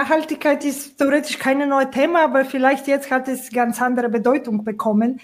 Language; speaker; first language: German; non-native, fluent; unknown